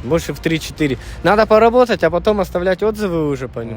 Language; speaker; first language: Russian; native; Russian